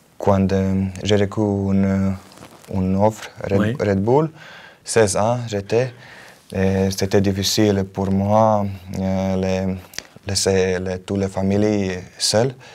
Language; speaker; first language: French; non-native, learner; Croatian